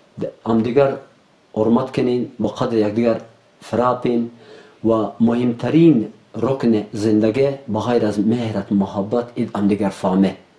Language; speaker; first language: Tajik; non-native, local second language; Shughni